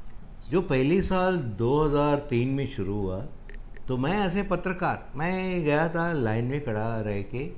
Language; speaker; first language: Hindi; non-native, local second language; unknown